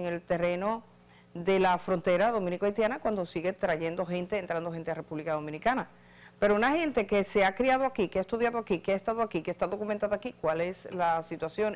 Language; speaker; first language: Spanish; native; Spanish